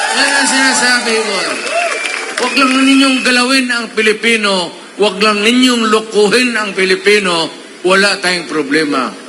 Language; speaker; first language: Filipino; non-native, local second language; Cebuano